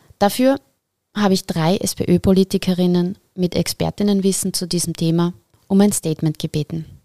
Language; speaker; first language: German; native; German